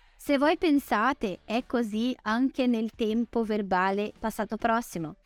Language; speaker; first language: Italian; non-native, fluent; Portuguese